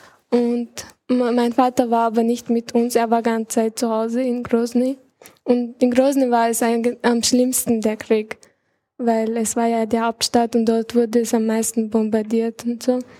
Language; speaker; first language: German; early bilingual, other home language; Chechen